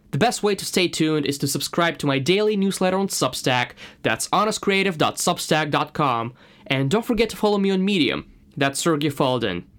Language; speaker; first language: English; non-native, fluent; Russian